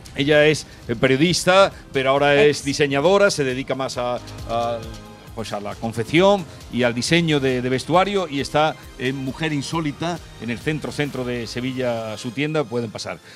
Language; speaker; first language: Spanish; native; Spanish